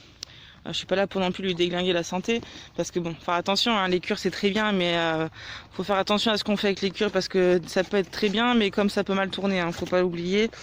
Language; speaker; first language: French; native; French